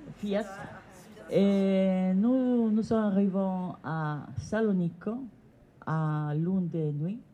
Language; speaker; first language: French; non-native, learner; Italian